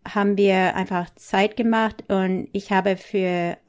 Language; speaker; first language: German; non-native, fluent; English